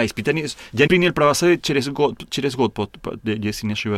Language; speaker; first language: Russian; non-native, learner; Spanish